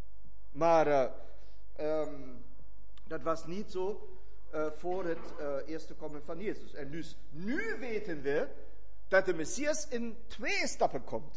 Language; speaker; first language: Dutch; non-native, fluent; German